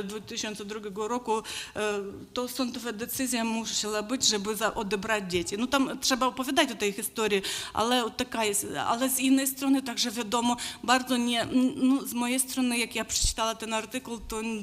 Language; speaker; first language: Polish; non-native, learner; Ukrainian